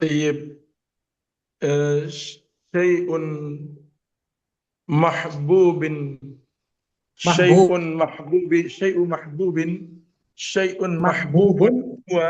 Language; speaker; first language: Arabic; non-native, learner; Indonesian